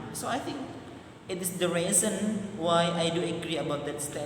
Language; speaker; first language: English; non-native, learner; Madurese